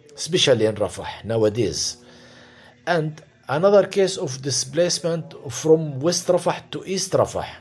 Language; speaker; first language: English; non-native, fluent; Arabic